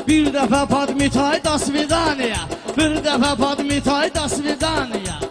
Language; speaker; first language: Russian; non-native, learner; Azerbaijani